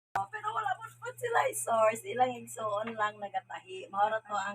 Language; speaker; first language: Cebuano; native; Cebuano